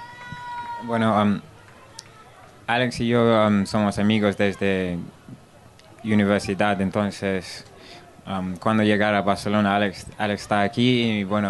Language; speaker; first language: Spanish; non-native, learner; English